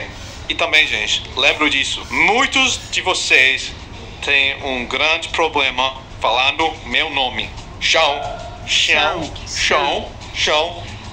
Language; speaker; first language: Portuguese; non-native, learner; English